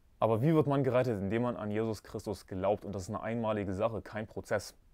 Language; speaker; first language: German; native; German